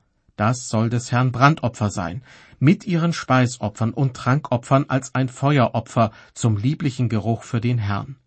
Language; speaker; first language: German; native; German